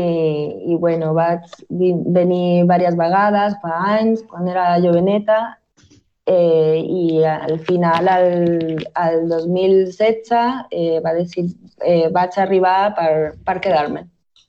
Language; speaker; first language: Catalan; non-native, local second language; Spanish